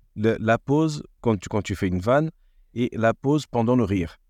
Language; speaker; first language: French; non-native, fluent; Portuguese